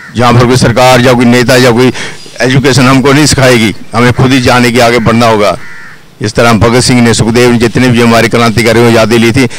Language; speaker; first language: Hindi; native; Hindi